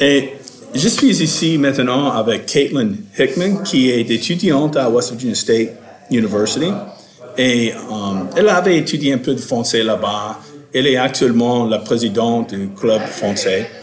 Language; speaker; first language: French; non-native, fluent; English